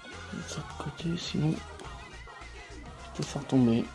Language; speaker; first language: French; native; French